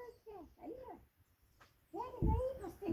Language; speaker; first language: Portuguese; native; Portuguese